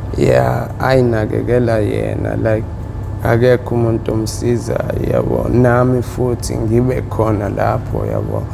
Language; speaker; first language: Zulu; native; Zulu